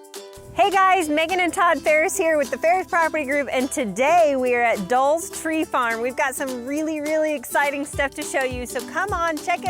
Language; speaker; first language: English; native; English